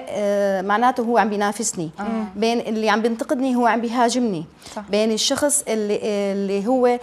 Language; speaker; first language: Arabic; native; Arabic